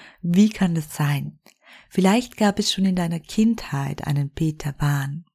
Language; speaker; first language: German; native; German